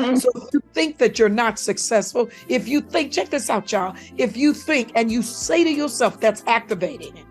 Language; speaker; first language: English; native; English